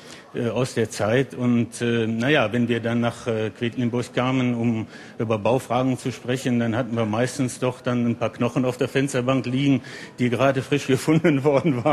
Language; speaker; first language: German; native; German